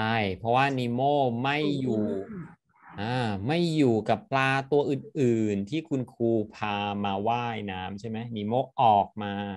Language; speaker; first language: Thai; native; Thai